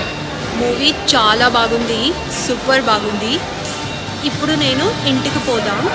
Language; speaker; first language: Telugu; non-native, learner; Kannada